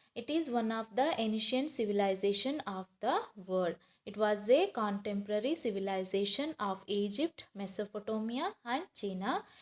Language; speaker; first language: English; non-native, local second language; Kannada